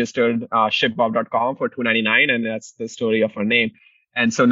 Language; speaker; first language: English; non-native, local second language; Hindi